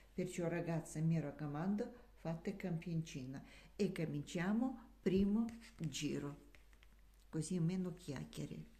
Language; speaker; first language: Italian; non-native, learner; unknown